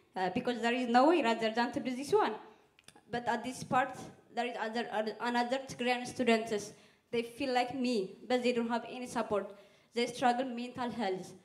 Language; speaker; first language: English; non-native, fluent; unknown